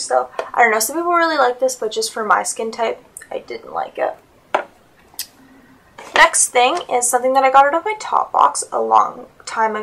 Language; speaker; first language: English; native; English